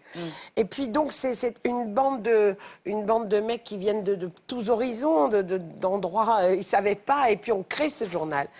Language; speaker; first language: French; native; French